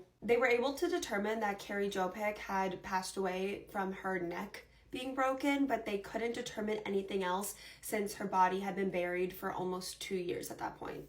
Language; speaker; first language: English; native; English